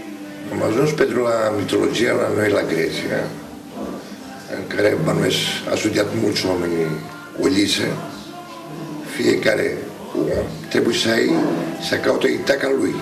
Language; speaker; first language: Romanian; non-native, learner; Greek